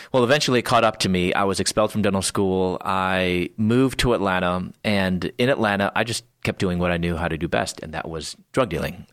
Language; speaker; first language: English; native; English